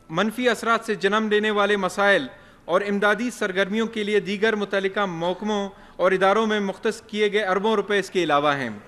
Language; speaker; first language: Urdu; non-native, local second language; Baluchi